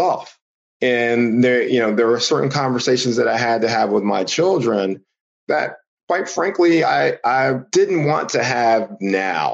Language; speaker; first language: English; native; English